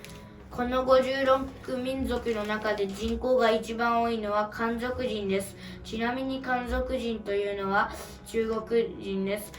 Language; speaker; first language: Japanese; early bilingual, other home language; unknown